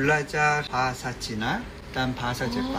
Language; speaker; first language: Indonesian; non-native, learner; Korean